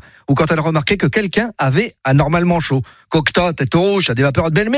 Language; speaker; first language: French; native; French